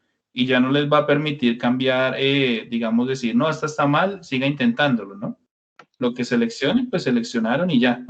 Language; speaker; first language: Spanish; non-native, fluent; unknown